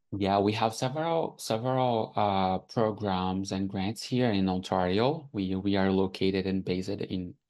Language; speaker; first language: English; non-native, fluent; Portuguese